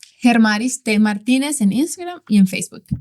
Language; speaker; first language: Spanish; native; Spanish